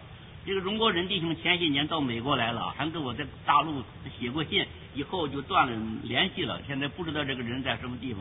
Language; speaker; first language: Chinese; native; Chinese